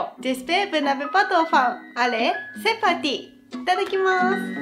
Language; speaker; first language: French; non-native, fluent; Japanese